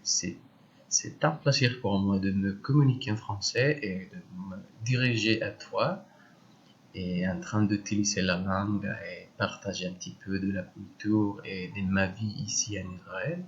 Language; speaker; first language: French; non-native, learner; Spanish